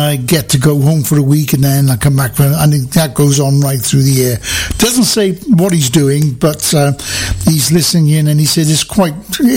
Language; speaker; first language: English; native; English